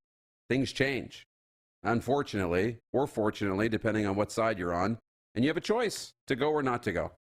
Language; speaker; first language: English; native; English